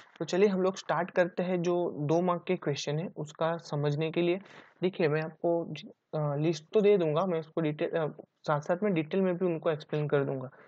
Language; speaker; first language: Hindi; non-native, local second language; Gujarati